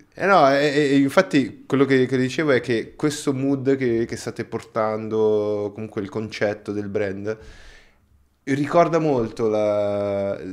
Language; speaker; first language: Italian; non-native, fluent; Portuguese